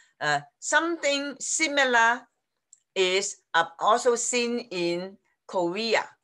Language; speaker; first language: English; non-native, fluent; Chinese